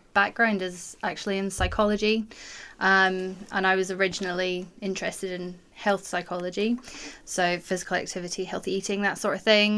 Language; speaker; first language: English; native; English